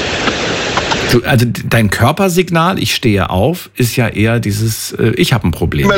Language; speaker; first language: German; native; German